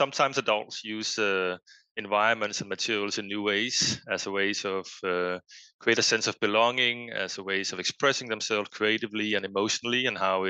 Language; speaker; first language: English; non-native, fluent; Danish